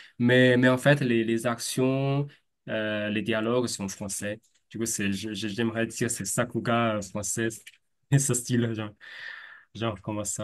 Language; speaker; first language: French; non-native, fluent; Chinese